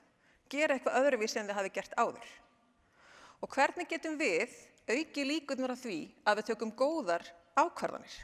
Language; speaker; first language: Icelandic; native; Icelandic